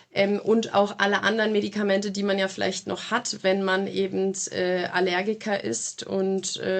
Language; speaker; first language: German; native; German